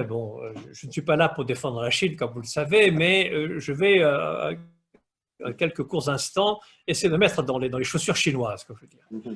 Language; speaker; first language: French; native; French